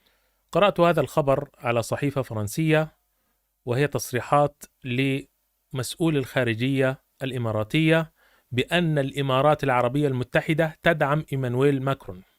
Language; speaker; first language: Arabic; native; Arabic